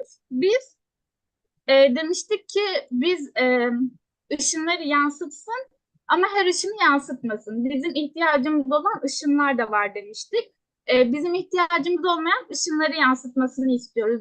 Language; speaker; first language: Turkish; native; Turkish